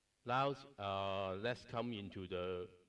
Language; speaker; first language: English; non-native, learner; Cantonese